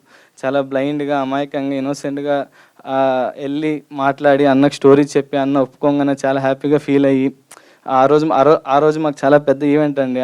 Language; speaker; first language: Telugu; native; Telugu